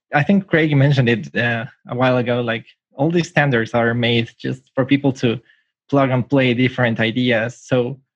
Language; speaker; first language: English; non-native, fluent; Spanish